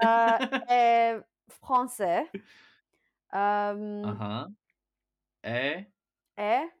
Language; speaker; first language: French; non-native, learner; Chinese